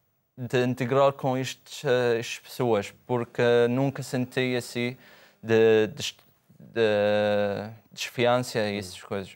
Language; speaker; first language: Portuguese; non-native, fluent; Arabic